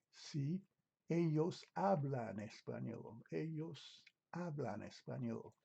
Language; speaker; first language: Spanish; non-native, fluent; English